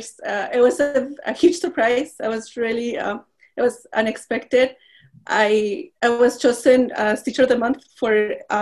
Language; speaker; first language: English; non-native, fluent; Spanish